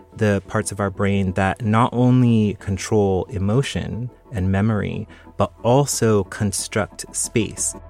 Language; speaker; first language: English; native; English